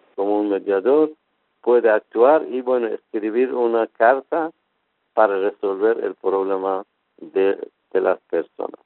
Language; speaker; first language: Spanish; non-native, fluent; Persian